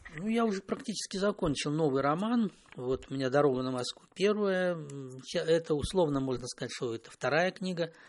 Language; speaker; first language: Russian; non-native, local second language; Belarusian